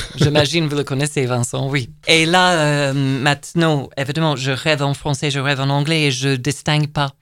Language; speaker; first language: French; non-native, fluent; English